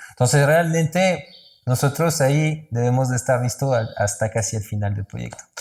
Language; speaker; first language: Spanish; non-native, fluent; French